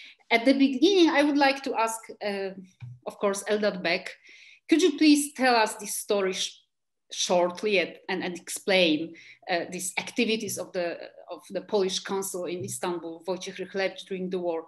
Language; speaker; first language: English; non-native, fluent; Polish